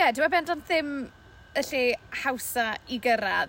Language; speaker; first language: Welsh; native; Welsh